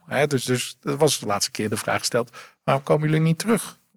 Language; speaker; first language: Dutch; native; Dutch